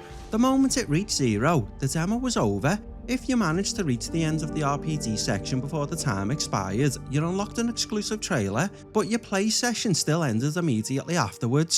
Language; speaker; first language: English; native; English